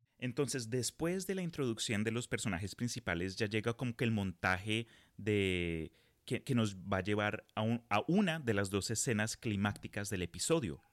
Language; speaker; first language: Spanish; early bilingual, heritage; Spanish